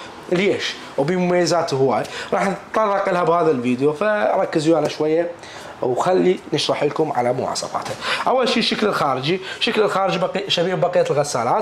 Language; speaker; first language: Arabic; native; Arabic